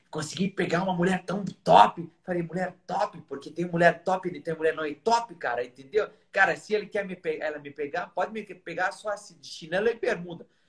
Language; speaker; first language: Portuguese; non-native, fluent; Arabic